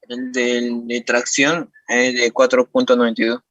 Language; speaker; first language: Spanish; native; Spanish